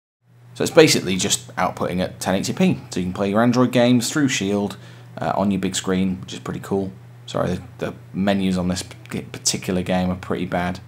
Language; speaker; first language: English; native; English